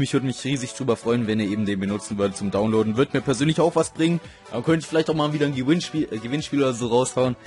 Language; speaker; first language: German; native; German